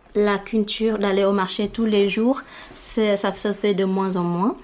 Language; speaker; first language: French; non-native, fluent; Vietnamese